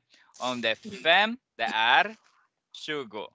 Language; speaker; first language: Swedish; non-native, fluent; Arabic